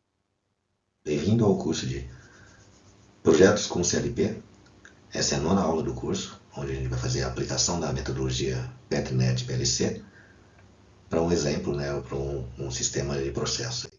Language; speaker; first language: Portuguese; native; Portuguese